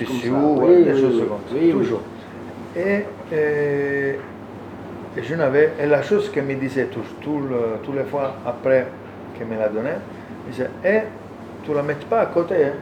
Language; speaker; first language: French; non-native, learner; Italian